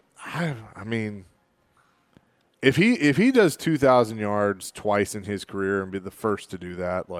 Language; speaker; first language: English; native; English